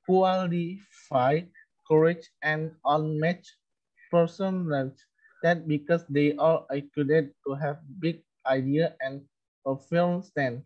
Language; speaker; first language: English; non-native, learner; Indonesian